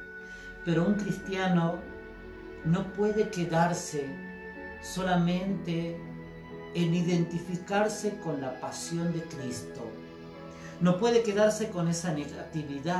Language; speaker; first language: Spanish; native; Spanish